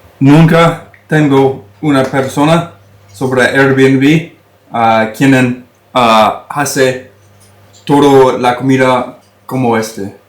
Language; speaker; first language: Spanish; non-native, learner; English